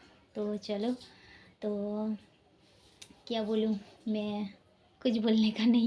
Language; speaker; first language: Hindi; non-native, local second language; Santali